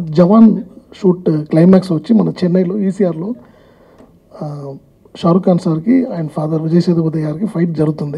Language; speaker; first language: Telugu; non-native, fluent; Tamil